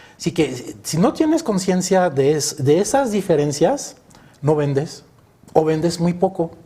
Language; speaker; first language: Spanish; early bilingual, other home language; French